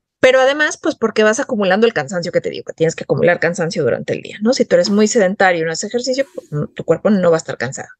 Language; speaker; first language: Spanish; native; Spanish